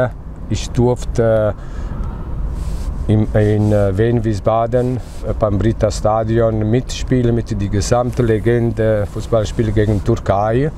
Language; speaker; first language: German; non-native, fluent; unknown